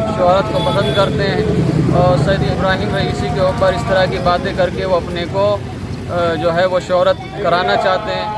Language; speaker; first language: Urdu; native; Urdu